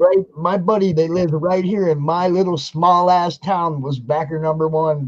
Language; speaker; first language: English; native; English